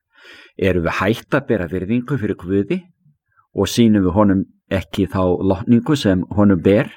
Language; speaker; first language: Icelandic; native; Icelandic